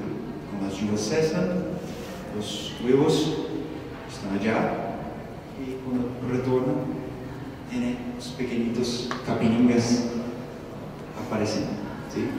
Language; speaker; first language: Spanish; non-native, learner; Portuguese